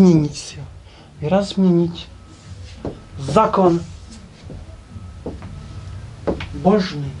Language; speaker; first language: Russian; non-native, learner; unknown